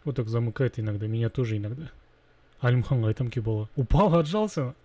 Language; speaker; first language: Russian; non-native, local second language; Kazakh